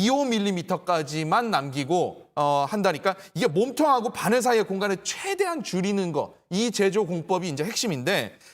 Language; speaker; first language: Korean; native; Korean